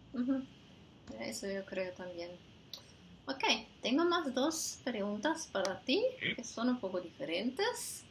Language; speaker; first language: Spanish; non-native, fluent; Portuguese